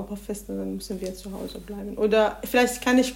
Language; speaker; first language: German; non-native, learner; Arabic